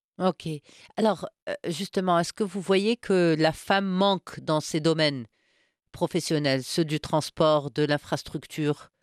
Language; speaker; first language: French; non-native, local second language; Arabic